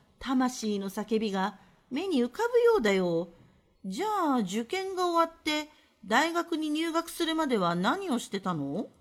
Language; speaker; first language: Japanese; native; Japanese